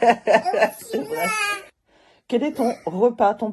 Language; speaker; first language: French; native; French